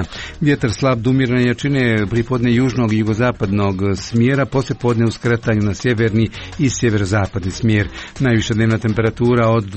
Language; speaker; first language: Croatian; native; Croatian